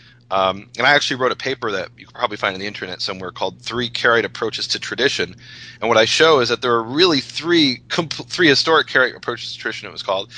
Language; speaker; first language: English; native; English